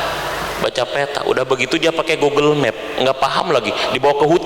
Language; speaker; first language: Indonesian; native; Indonesian